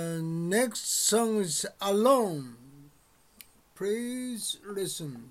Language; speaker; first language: English; non-native, learner; Japanese